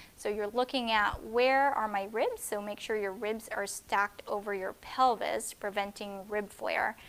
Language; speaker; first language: English; native; English